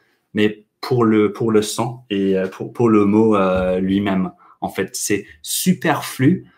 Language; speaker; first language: French; non-native, fluent; English